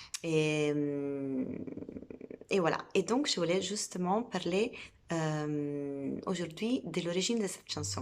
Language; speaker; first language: French; non-native, fluent; Italian